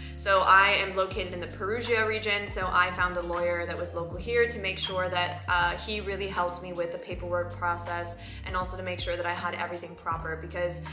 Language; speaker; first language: English; native; English